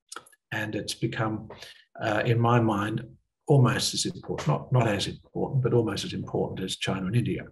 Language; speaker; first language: English; native; English